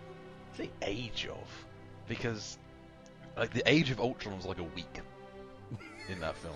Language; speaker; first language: English; native; English